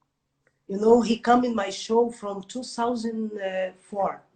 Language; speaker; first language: English; non-native, learner; Portuguese